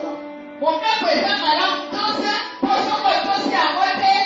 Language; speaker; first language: French; non-native, local second language; Lingala